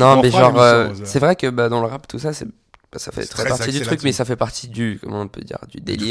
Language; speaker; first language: French; native; French